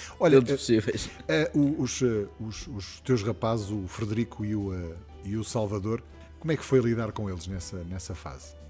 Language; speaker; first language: Portuguese; native; Portuguese